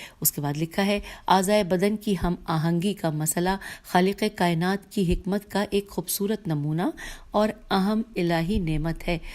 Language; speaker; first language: Urdu; native; Urdu